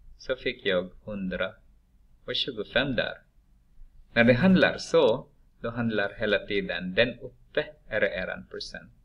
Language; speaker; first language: Swedish; non-native, fluent; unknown